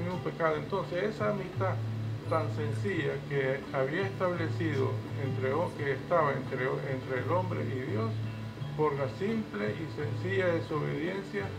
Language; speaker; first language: Spanish; native; Spanish